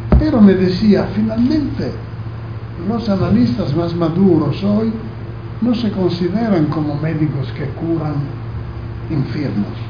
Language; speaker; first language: Spanish; non-native, fluent; Italian